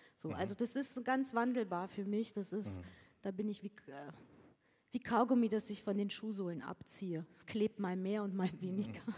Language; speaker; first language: German; early bilingual, other home language; Kurdish